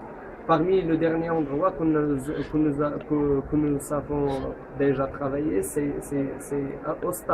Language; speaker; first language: French; non-native, local second language; Arabic